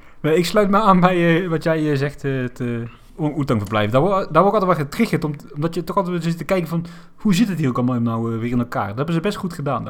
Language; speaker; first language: Dutch; native; Dutch